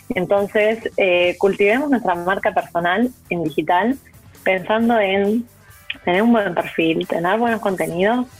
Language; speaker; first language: Spanish; native; Spanish